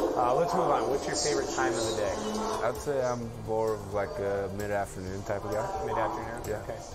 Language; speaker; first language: English; native; English